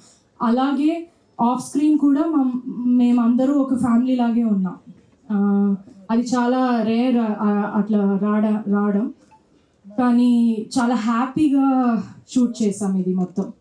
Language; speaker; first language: Telugu; non-native, fluent; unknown